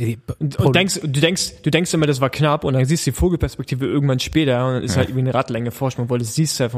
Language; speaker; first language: German; native; German